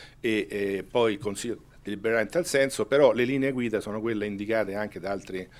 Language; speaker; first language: Italian; native; Italian